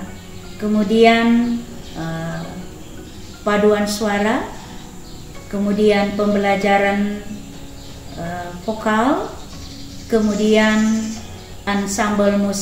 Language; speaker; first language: Indonesian; native; Indonesian